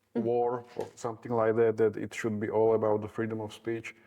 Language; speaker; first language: English; non-native, fluent; Slovak